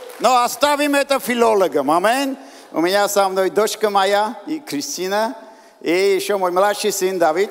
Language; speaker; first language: Russian; non-native, local second language; Armenian